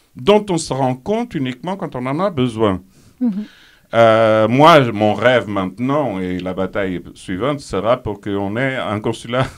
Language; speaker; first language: French; non-native, fluent; Portuguese